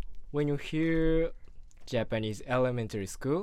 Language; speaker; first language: English; non-native, learner; Japanese